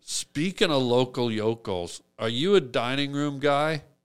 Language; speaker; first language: English; native; English